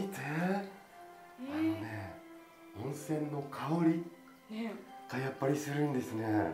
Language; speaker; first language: Japanese; non-native, fluent; French